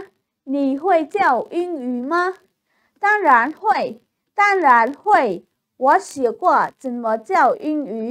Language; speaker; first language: Chinese; non-native, fluent; Khmer